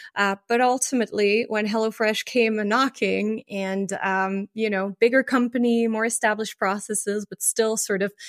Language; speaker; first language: English; non-native, fluent; French